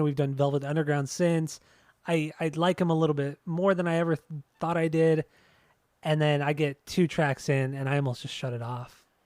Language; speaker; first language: English; native; English